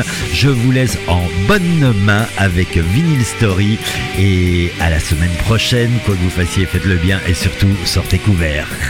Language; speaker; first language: French; native; French